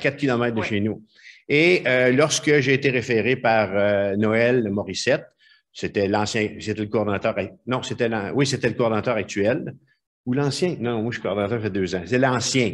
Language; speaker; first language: French; native; French